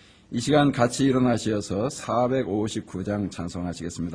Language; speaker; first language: Korean; native; Korean